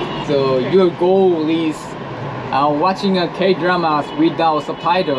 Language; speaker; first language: English; non-native, learner; Korean